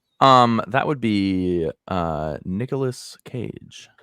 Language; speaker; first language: English; native; English